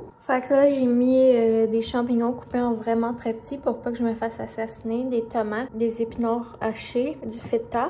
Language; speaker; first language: French; native; French